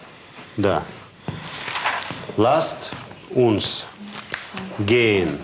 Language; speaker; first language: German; non-native, fluent; Russian